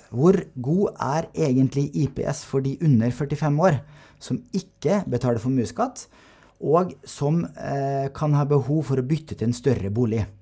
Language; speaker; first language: Norwegian; native; Norwegian